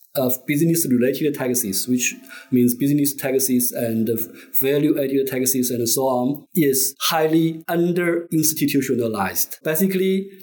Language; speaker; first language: English; non-native, fluent; Chinese